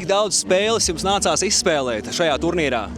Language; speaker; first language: Latvian; native; Latvian